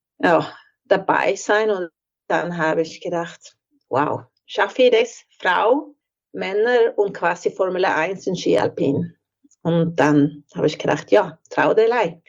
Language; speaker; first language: German; non-native, fluent; Swedish